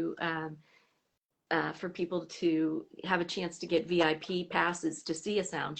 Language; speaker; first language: English; native; English